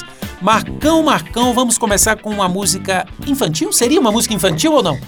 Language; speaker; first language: Portuguese; native; Portuguese